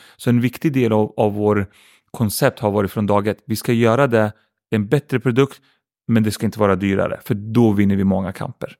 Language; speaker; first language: Swedish; early bilingual, other home language; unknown